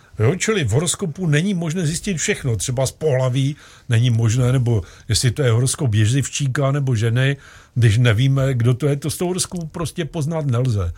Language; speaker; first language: Czech; native; Czech